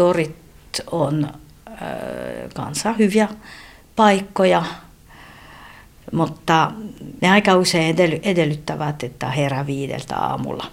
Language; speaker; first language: Finnish; non-native, fluent; French